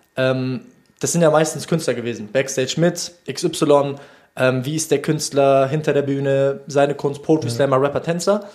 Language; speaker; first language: German; native; German